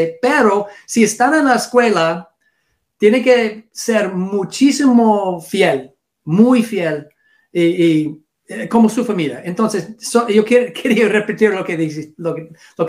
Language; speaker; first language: Spanish; non-native, learner; English